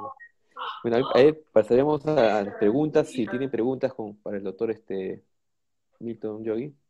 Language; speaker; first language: Spanish; native; Spanish